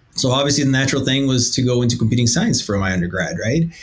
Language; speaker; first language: English; early bilingual, other home language; Portuguese